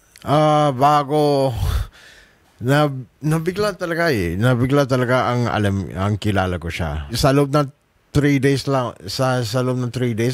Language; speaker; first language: Filipino; non-native, learner; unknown